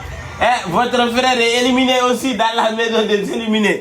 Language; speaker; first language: French; non-native, local second language; Wolof